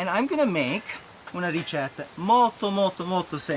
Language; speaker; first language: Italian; early bilingual, heritage; Italian